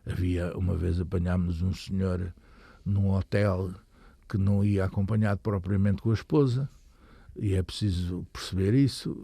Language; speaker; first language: Portuguese; native; Portuguese